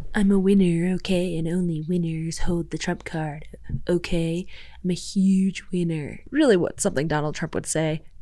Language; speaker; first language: English; native; English